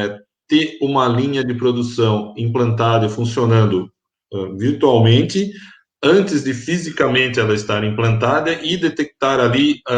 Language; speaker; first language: Portuguese; native; Portuguese